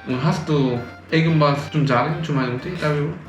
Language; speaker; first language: German; non-native, learner; Korean